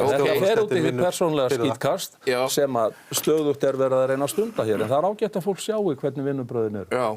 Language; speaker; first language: Icelandic; native; Icelandic